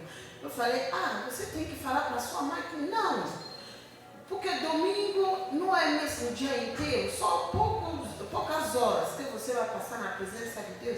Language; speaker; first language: Portuguese; non-native, learner; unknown